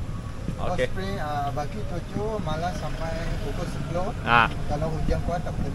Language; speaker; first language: Malay; native; Malay